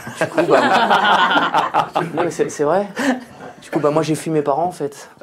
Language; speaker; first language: French; native; French